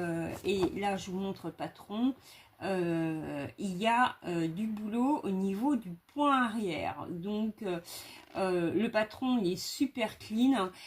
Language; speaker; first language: French; native; French